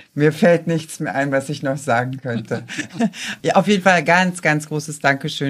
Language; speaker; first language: German; native; German